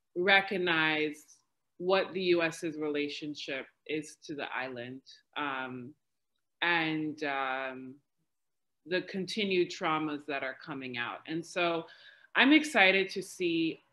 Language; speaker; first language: English; native; English